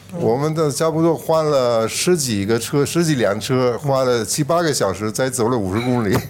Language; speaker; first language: Chinese; non-native, fluent; Italian